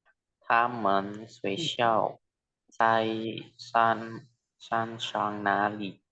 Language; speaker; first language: Chinese; non-native, learner; Indonesian